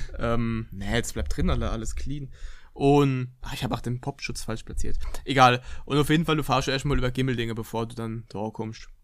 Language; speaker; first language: German; native; German